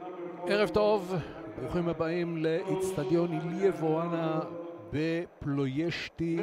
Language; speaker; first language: Hebrew; native; Hebrew